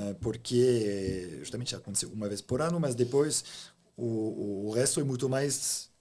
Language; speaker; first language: Portuguese; non-native, fluent; French